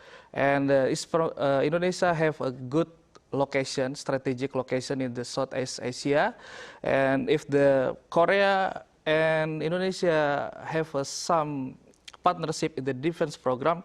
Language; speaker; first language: English; non-native, learner; Indonesian